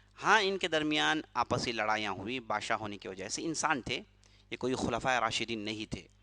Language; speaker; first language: Urdu; native; Urdu